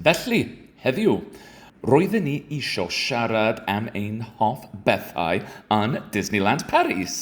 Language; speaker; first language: Welsh; non-native, learner; English